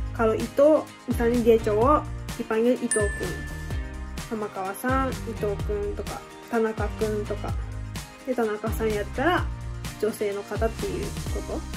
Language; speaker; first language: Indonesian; early bilingual, heritage; Japanese